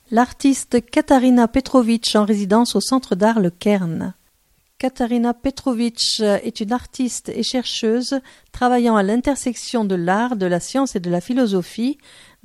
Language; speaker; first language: French; native; French